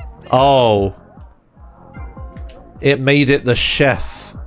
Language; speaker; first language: English; native; English